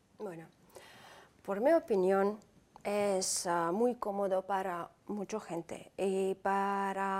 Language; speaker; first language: Spanish; non-native, fluent; Uzbek